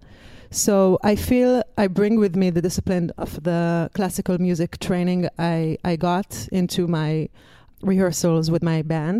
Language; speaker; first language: English; non-native, fluent; Hebrew